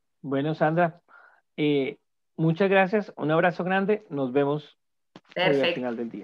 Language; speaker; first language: Spanish; native; Spanish